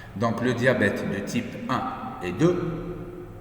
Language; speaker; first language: French; non-native, local second language; Arabic